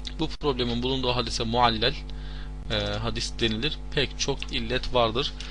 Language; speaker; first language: Turkish; non-native, fluent; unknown